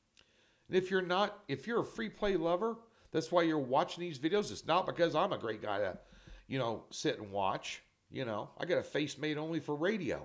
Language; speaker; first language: English; native; English